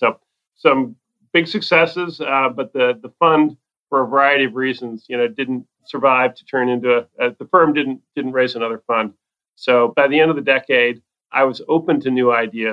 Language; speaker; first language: English; native; English